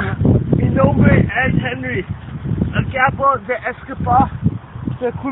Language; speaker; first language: Spanish; non-native, learner; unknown